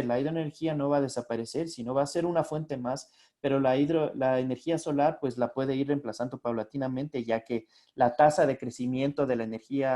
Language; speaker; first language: Spanish; native; Spanish